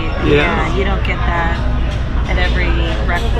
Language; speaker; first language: English; native; English